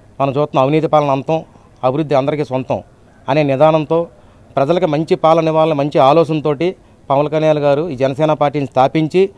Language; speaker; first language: Telugu; native; Telugu